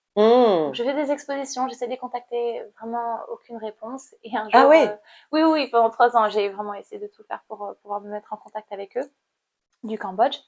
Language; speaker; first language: French; non-native, fluent; Khmer